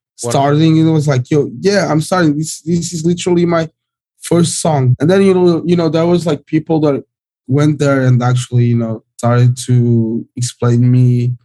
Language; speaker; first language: English; early bilingual, other home language; Portuguese